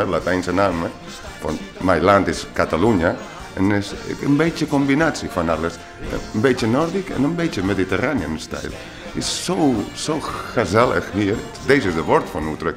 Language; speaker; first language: Dutch; non-native, learner; Catalan